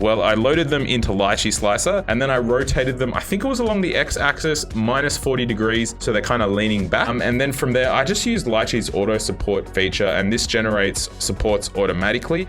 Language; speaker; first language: English; native; English